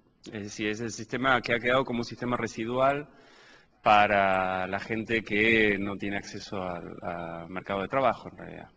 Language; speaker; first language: Spanish; native; Spanish